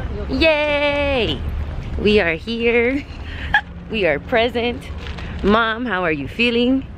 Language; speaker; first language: English; early bilingual, other home language; Spanish